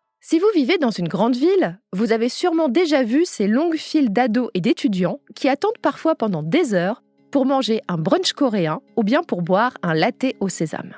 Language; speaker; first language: French; native; French